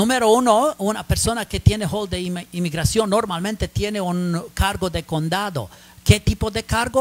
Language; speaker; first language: Spanish; non-native, learner; English